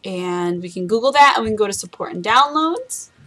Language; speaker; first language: English; native; English